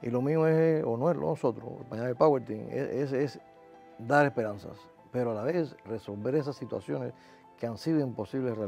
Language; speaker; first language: Spanish; native; Spanish